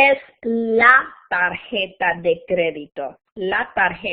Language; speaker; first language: Spanish; non-native, fluent; English